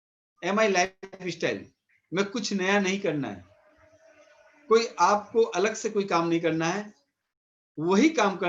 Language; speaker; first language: Hindi; native; Hindi